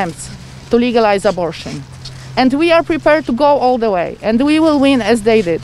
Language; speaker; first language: English; non-native, fluent; Polish